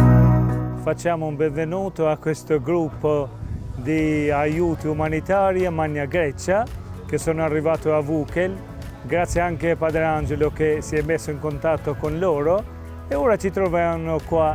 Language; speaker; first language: Italian; non-native, fluent; Albanian